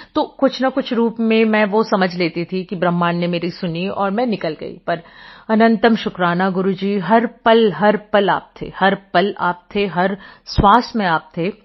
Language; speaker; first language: Hindi; non-native, local second language; Bangla